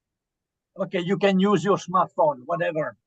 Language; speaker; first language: English; non-native, fluent; Vietnamese